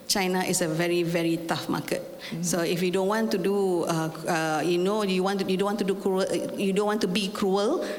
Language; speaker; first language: English; non-native, local second language; Malay